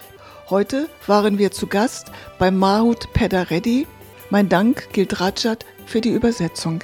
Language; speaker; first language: German; native; German